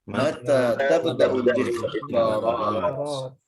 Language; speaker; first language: Arabic; non-native, fluent; Indonesian